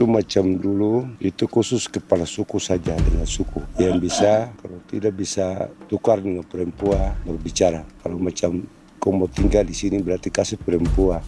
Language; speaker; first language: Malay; non-native, local second language; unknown